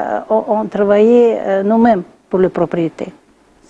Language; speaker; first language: French; non-native, learner; Russian